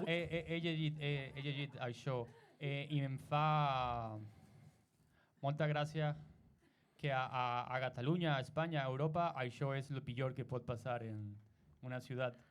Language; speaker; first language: Catalan; non-native, learner; Spanish